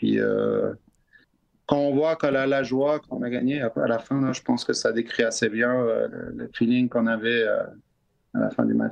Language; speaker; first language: French; native; French